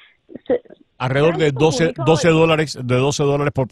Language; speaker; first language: Spanish; native; Spanish